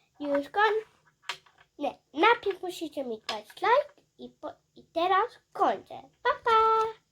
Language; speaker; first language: Polish; early bilingual, heritage; Polish